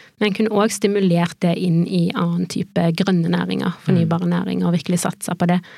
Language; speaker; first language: Norwegian; native; Norwegian